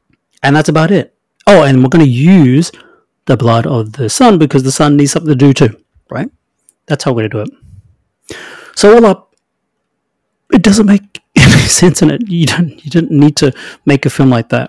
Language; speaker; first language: English; native; English